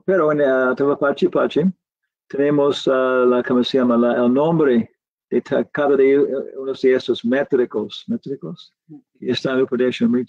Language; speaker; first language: Spanish; non-native, learner; English